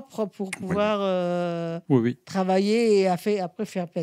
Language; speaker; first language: French; native; French